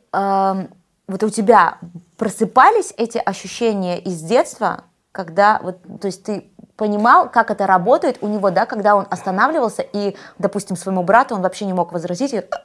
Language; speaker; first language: Russian; native; Russian